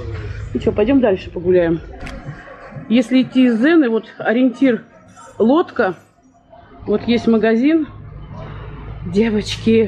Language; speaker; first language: Russian; native; Russian